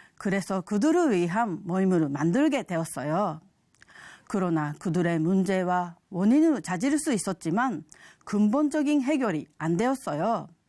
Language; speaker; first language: Korean; non-native, fluent; Japanese